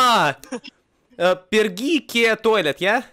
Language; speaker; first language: Indonesian; non-native, learner; Russian